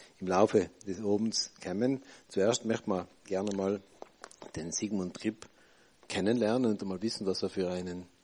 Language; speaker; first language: German; native; German